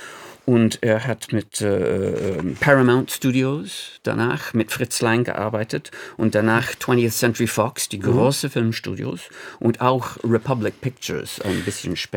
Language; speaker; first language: German; non-native, fluent; English